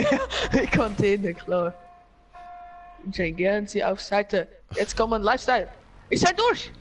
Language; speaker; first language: German; non-native, learner; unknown